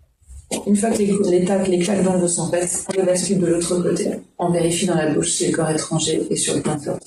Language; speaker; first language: French; native; French